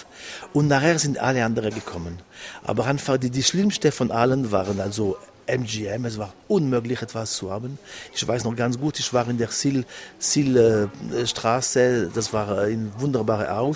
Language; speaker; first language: German; non-native, local second language; French